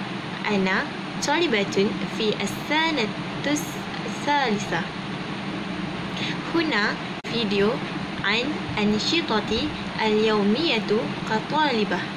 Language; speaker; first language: Arabic; non-native, learner; Malay